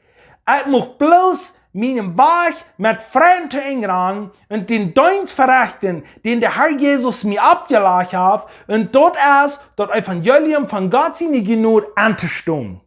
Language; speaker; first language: German; non-native, learner; English